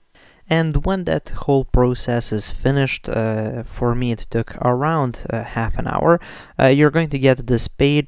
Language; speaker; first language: English; non-native, fluent; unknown